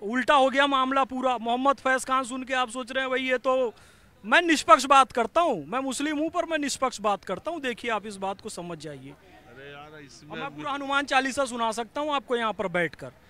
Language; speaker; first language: Hindi; native; Hindi